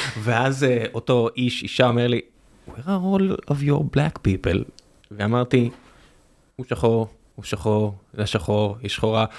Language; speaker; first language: Hebrew; native; Hebrew